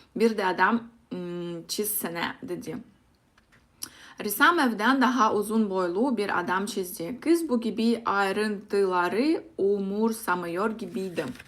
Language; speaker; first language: Turkish; non-native, learner; Russian